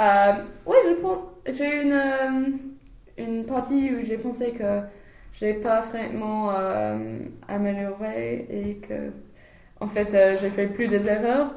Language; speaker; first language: French; non-native, fluent; English